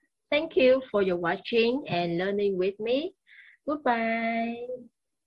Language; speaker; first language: English; non-native, fluent; Vietnamese